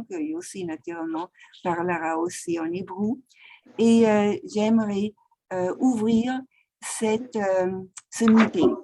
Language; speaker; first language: French; non-native, fluent; Swiss German